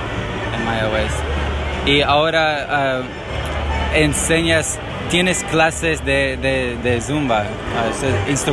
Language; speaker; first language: Spanish; non-native, learner; English